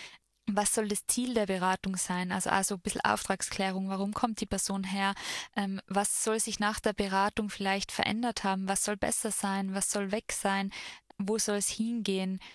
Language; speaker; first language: German; native; German